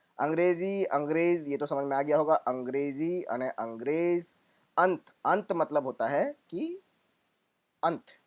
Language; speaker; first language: Hindi; non-native, local second language; Gujarati